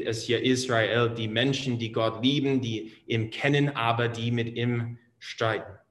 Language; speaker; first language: German; non-native, fluent; English